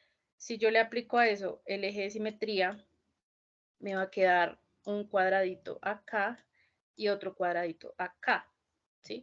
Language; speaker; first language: Spanish; native; Spanish